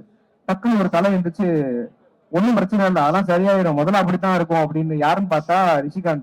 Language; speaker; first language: Tamil; native; Tamil